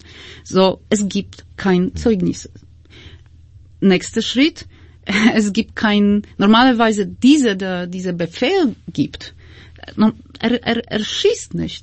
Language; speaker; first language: German; non-native, fluent; Polish